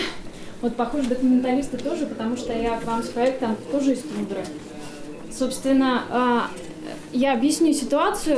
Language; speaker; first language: Russian; native; Russian